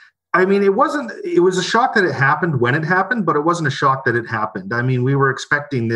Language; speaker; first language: English; native; English